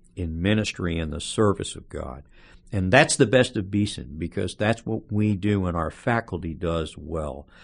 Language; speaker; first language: English; native; English